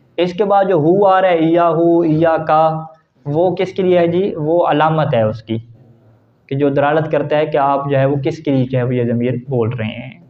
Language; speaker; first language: Urdu; native; Urdu